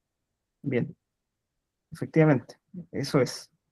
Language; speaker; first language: Spanish; native; Spanish